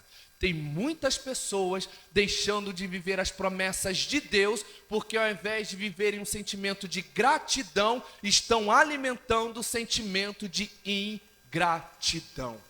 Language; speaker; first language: Portuguese; native; Portuguese